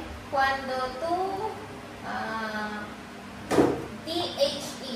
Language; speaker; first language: Spanish; non-native, learner; Filipino